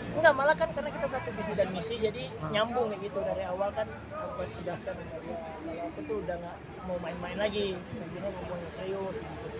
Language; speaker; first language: Indonesian; native; Indonesian